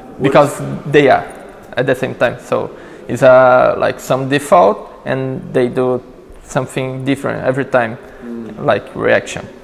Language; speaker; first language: English; non-native, learner; Portuguese